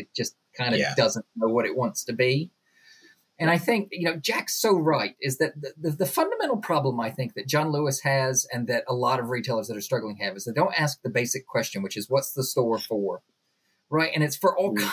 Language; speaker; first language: English; native; English